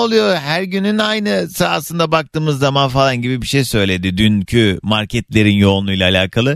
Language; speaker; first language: Turkish; native; Turkish